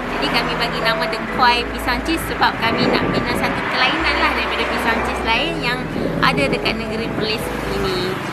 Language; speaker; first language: Malay; native; Malay